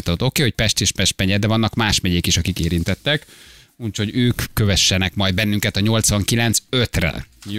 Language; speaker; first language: Hungarian; native; Hungarian